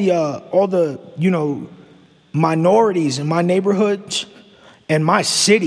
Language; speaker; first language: English; native; English